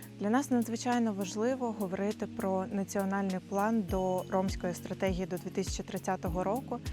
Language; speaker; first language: Ukrainian; native; Ukrainian